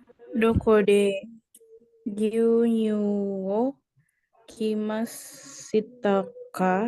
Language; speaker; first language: Japanese; non-native, learner; Indonesian